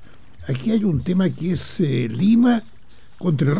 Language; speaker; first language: Spanish; native; Spanish